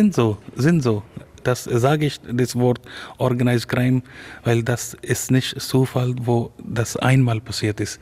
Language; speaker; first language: German; non-native, fluent; Urdu